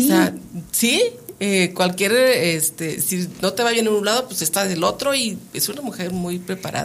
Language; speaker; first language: Spanish; native; Spanish